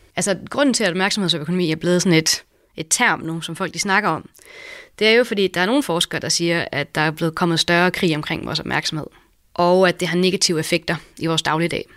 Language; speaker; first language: Danish; native; Danish